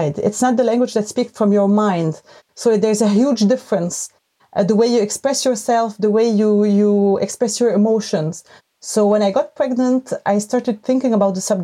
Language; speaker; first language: English; non-native, fluent; Arabic